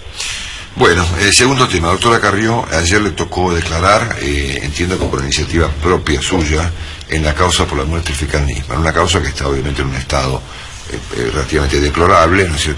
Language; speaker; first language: Spanish; native; Spanish